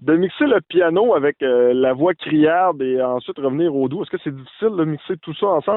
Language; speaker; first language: French; native; French